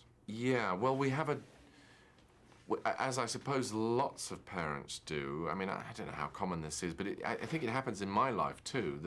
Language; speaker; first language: English; native; English